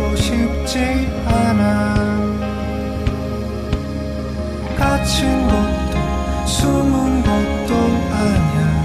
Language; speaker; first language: Korean; native; Korean